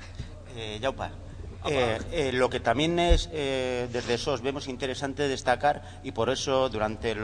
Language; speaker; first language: Spanish; native; Spanish